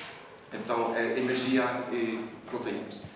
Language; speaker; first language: Portuguese; non-native, fluent; Dutch